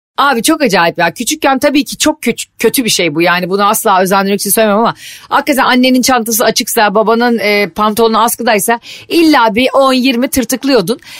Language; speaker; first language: Turkish; native; Turkish